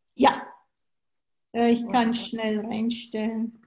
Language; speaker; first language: German; native; German